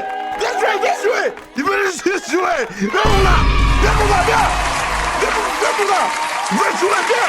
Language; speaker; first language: French; native; French